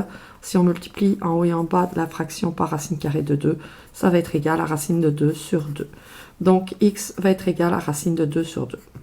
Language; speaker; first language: French; native; French